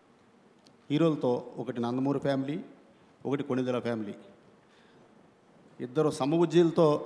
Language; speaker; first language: Telugu; native; Telugu